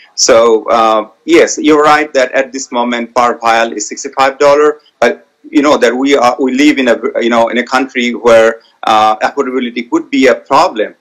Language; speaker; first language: English; non-native, local second language; Bangla